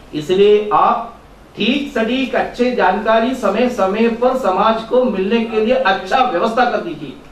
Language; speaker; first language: Hindi; non-native, local second language; Malayalam